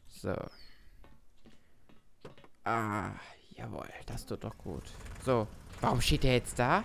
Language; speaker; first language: German; native; German